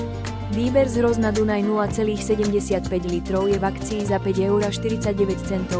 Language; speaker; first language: Slovak; native; Slovak